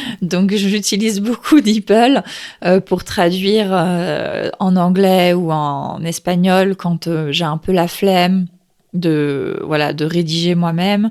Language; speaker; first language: French; native; French